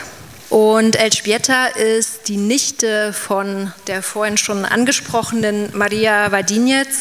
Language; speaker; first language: German; native; German